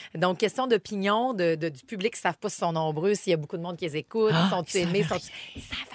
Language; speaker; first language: French; native; French